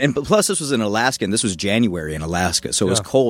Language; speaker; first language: English; native; English